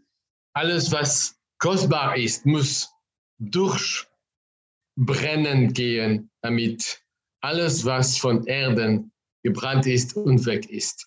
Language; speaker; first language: German; non-native, fluent; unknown